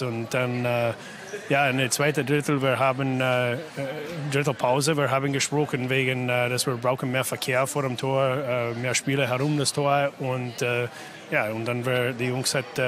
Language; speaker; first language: German; non-native, fluent; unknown